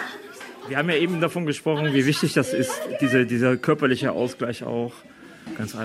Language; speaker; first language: German; native; German